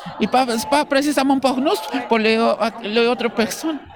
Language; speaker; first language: French; non-native, learner; Spanish